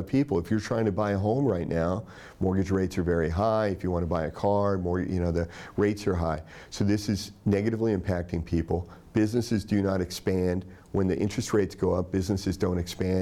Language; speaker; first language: English; native; English